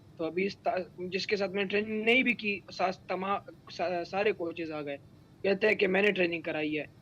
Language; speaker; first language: Urdu; non-native, local second language; Pashto